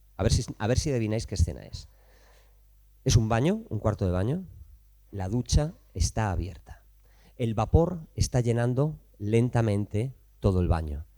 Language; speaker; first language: Spanish; native; Spanish